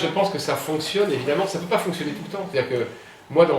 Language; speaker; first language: French; native; French